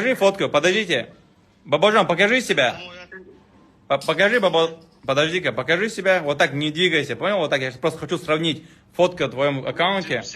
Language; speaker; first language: Russian; native; Russian